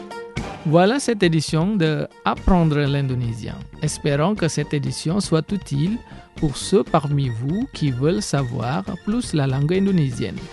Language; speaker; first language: French; non-native, fluent; Indonesian